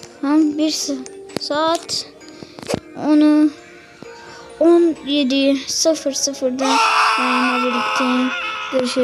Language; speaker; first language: Turkish; native; Turkish